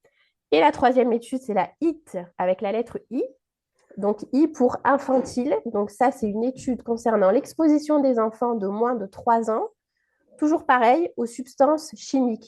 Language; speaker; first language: French; native; French